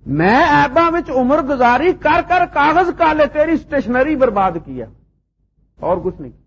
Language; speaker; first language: Urdu; non-native, local second language; Punjabi